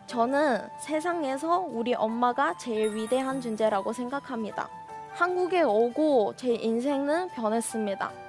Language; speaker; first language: Korean; non-native, fluent; Chinese